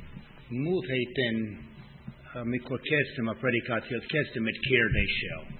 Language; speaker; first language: Hungarian; non-native, fluent; English